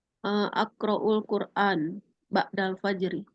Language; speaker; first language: Arabic; non-native, learner; Indonesian